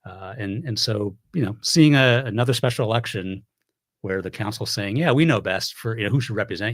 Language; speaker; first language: English; native; English